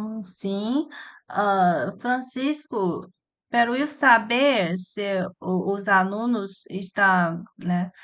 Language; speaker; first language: Portuguese; non-native, learner; Chinese